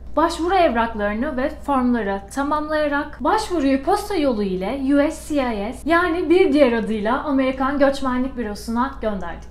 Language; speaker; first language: Turkish; native; Turkish